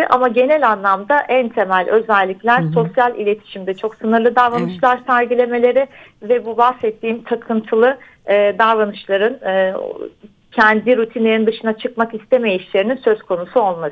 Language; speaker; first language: Turkish; native; Turkish